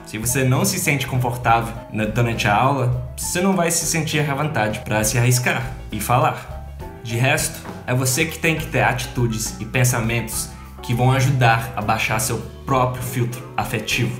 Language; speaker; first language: Portuguese; non-native, fluent; English